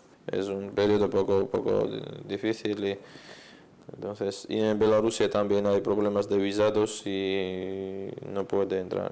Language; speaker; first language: Spanish; non-native, fluent; Georgian